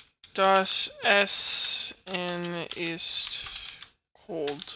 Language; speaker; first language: German; non-native, learner; English